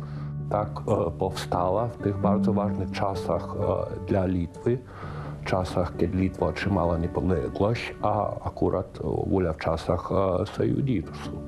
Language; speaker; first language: Polish; non-native, fluent; Lithuanian